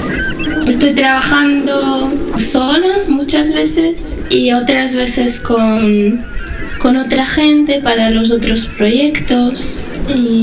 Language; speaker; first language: Spanish; non-native, fluent; Slovak